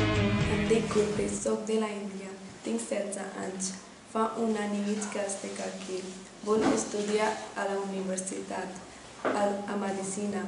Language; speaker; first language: Catalan; non-native, learner; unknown